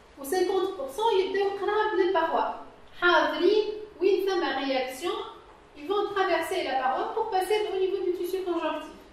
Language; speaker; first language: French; non-native, local second language; Arabic